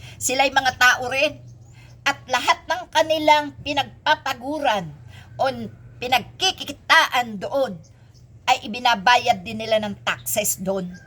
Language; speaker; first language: Filipino; native; Filipino